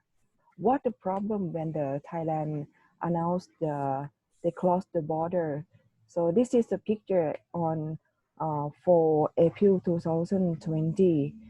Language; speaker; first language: English; non-native, learner; Thai